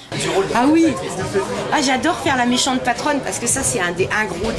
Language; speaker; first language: French; native; French